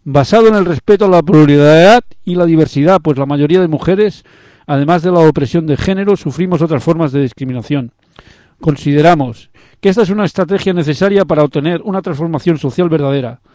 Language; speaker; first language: Spanish; non-native, local second language; Catalan